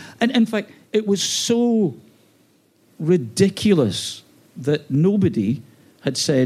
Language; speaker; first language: English; native; English